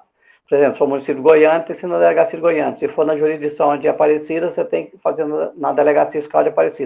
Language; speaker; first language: Portuguese; native; Portuguese